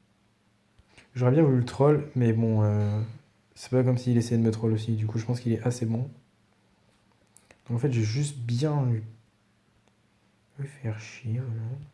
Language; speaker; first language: French; native; French